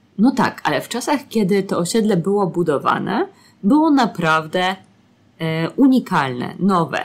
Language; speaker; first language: Polish; native; Polish